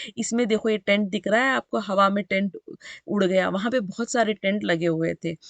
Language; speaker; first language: Hindi; non-native, local second language; Urdu